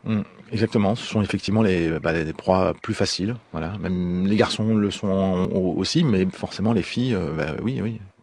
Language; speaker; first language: French; native; French